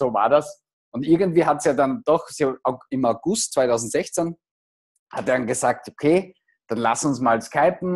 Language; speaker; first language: German; native; German